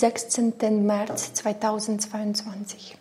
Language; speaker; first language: German; non-native, learner; Ukrainian